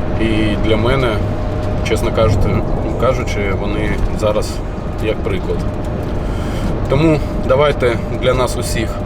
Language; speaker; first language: Ukrainian; native; Ukrainian